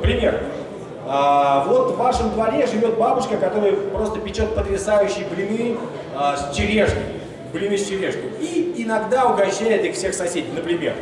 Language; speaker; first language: Russian; native; Russian